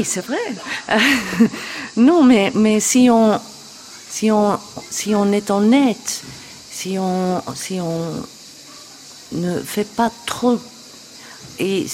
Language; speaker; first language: French; non-native, local second language; Dutch